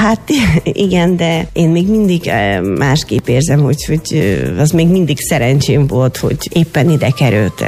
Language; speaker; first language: Hungarian; non-native, fluent; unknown